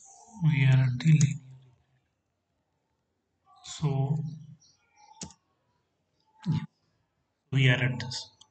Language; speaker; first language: English; non-native, fluent; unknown